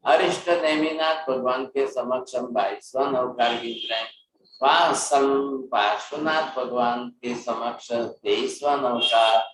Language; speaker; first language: Hindi; non-native, local second language; Gujarati